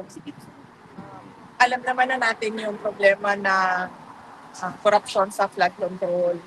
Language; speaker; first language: Filipino; non-native, local second language; Cebuano